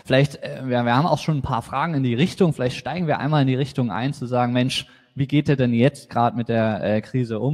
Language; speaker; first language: German; native; German